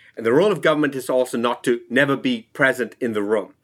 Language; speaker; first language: English; non-native, local second language; Tamil